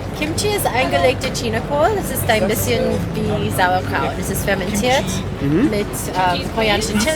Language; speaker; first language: German; non-native, learner; Korean